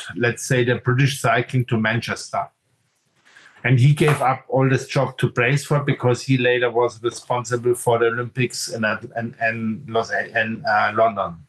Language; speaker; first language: English; non-native, fluent; German